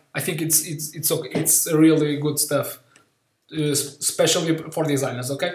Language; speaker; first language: English; non-native, learner; Portuguese